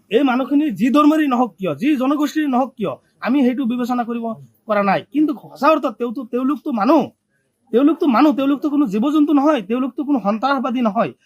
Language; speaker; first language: Assamese; non-native, local second language; Bangla